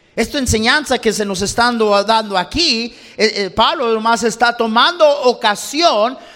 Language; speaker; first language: Spanish; early bilingual, heritage; Spanish